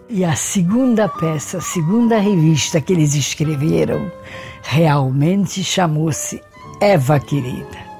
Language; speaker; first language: Portuguese; early bilingual, other home language; Hungarian